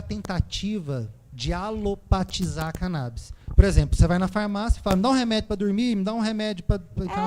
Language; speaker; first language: Portuguese; native; Portuguese